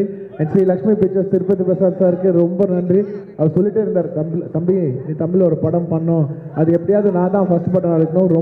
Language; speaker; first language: Tamil; non-native, local second language; Telugu